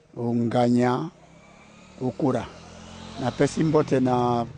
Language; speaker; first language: Lingala; native; Lingala